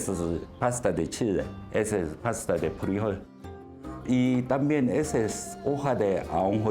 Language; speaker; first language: Spanish; non-native, learner; Korean